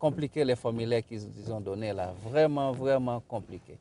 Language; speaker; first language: French; non-native, local second language; Haitian Creole